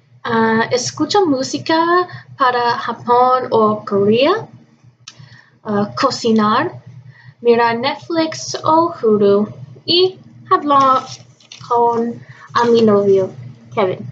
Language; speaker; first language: Spanish; non-native, learner; English